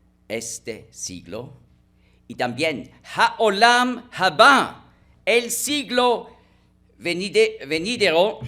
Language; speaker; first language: Spanish; non-native, fluent; German